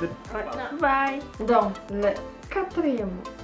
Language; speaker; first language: French; non-native, learner; Indonesian